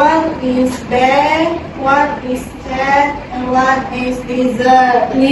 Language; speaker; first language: English; non-native, local second language; Malay